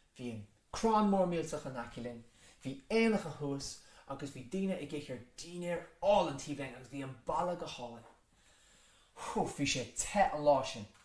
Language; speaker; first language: Irish; native; Irish